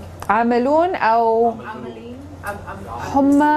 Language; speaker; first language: Arabic; non-native, fluent; English